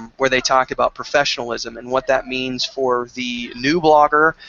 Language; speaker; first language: English; native; English